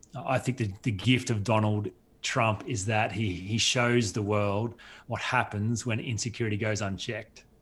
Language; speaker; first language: English; native; English